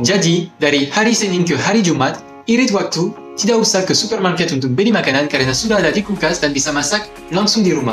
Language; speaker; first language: Indonesian; non-native, fluent; French